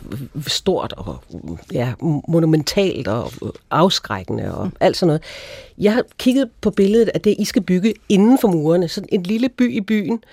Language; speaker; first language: Danish; native; Danish